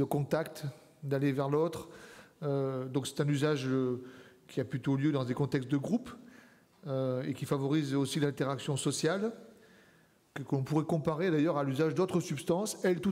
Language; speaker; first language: French; native; French